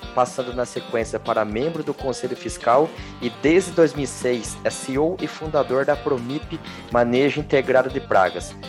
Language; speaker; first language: Portuguese; native; Portuguese